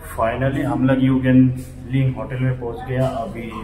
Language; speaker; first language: Hindi; non-native, local second language; Bangla